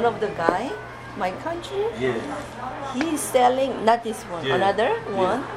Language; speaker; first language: English; non-native, learner; Korean